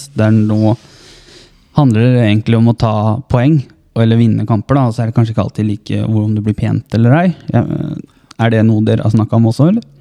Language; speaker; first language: Norwegian; native; Norwegian